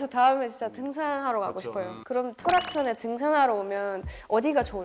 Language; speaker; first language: Korean; non-native, fluent; Estonian